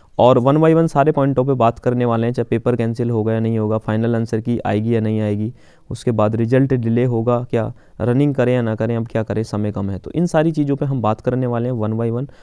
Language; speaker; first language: Hindi; native; Hindi